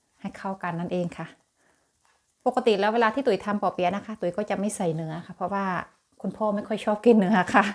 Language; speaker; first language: Thai; native; Thai